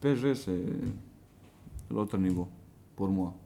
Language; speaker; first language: French; non-native, fluent; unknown